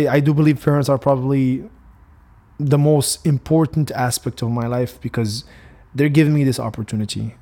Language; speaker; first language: English; non-native, fluent; Arabic